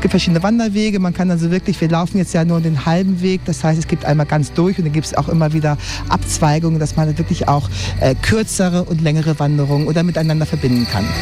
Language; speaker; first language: German; native; German